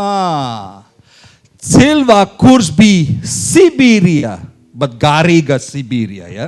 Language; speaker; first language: Latvian; non-native, learner; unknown